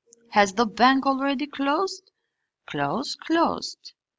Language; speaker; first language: English; non-native, fluent; Albanian